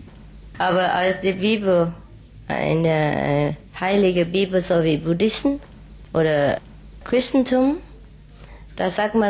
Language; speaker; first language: German; non-native, fluent; Vietnamese